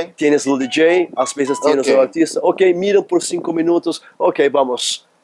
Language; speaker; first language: Spanish; non-native, learner; Portuguese